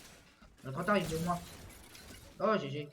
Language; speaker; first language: French; native; French